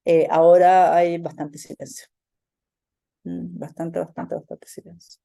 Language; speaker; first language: Spanish; native; Spanish